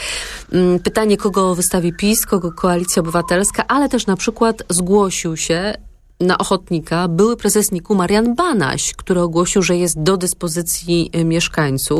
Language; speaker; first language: Polish; native; Polish